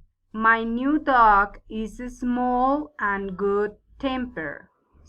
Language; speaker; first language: English; non-native, fluent; Spanish